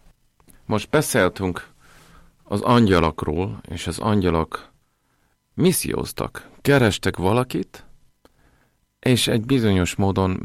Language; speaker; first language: Hungarian; non-native, fluent; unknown